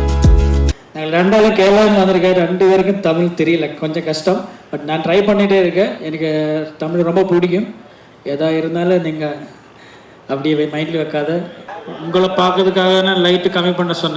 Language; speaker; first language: Tamil; non-native, learner; Malayalam